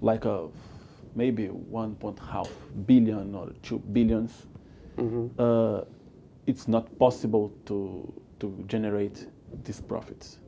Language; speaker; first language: English; non-native, learner; Portuguese